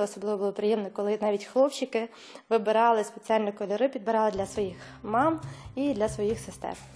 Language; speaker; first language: Ukrainian; native; Ukrainian